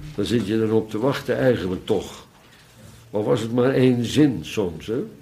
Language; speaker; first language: Dutch; native; Dutch